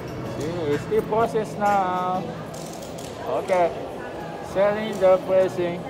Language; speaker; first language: English; non-native, learner; Indonesian